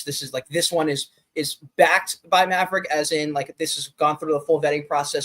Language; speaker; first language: English; native; English